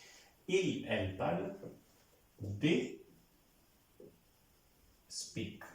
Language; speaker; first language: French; non-native, fluent; Hindi